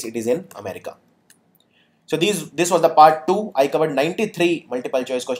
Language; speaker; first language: English; non-native, local second language; Hindi